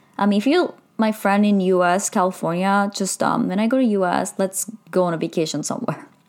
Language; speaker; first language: English; native; English